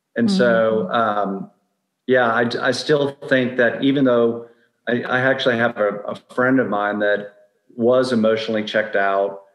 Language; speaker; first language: English; native; English